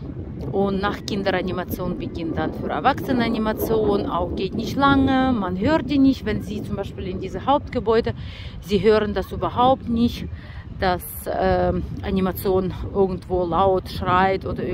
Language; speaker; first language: German; non-native, learner; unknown